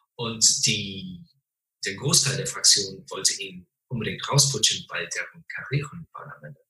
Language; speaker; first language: German; non-native, fluent; English